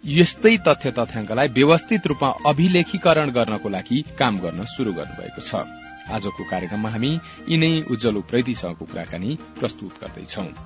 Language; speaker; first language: Nepali; native; Nepali